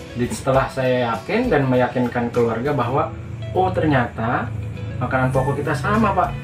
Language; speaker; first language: Indonesian; non-native, local second language; Sasak